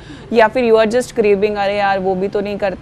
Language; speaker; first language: English; non-native, local second language; Hindi